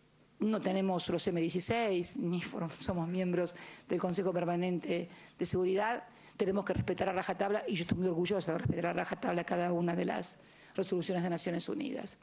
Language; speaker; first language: Spanish; native; Spanish